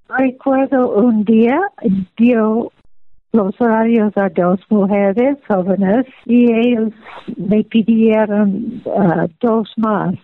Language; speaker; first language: Spanish; non-native, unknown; English